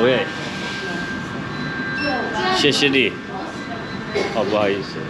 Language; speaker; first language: Chinese; non-native, fluent; English